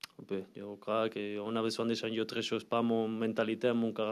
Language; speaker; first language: French; non-native, learner; Spanish